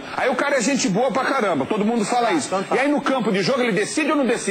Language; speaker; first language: Portuguese; native; Portuguese